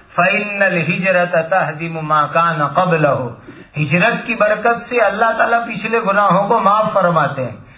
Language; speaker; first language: Urdu; non-native, local second language; Gujarati